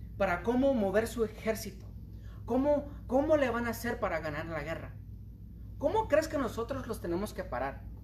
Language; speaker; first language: Spanish; early bilingual, heritage; Spanish